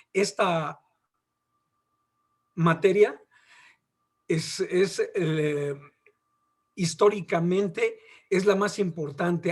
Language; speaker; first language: Spanish; native; Spanish